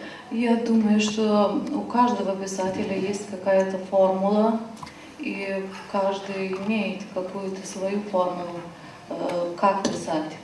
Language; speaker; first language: Russian; non-native, fluent; Lithuanian